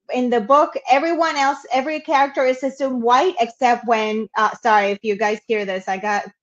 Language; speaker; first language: English; non-native, fluent; Spanish